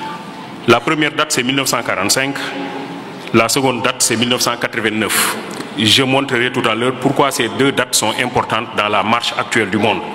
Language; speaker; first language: French; non-native, local second language; Wolof